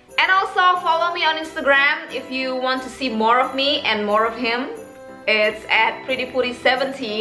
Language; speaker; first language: English; non-native, fluent; Indonesian